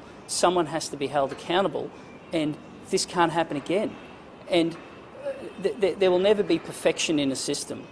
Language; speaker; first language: English; native; English